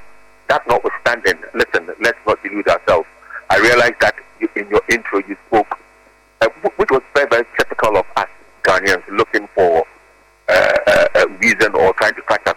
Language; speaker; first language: English; non-native, local second language; Akan